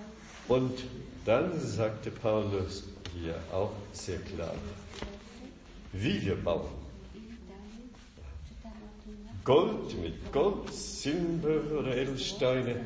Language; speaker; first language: German; non-native, fluent; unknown